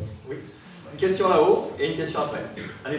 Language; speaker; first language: French; native; French